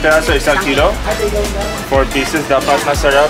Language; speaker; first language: Filipino; non-native, learner; Arabic